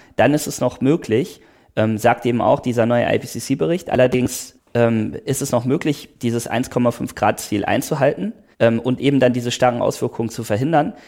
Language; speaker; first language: German; native; German